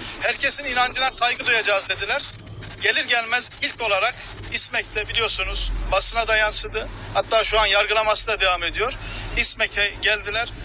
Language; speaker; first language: Turkish; native; Turkish